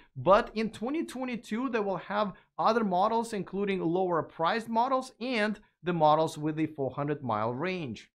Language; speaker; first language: English; non-native, fluent; Russian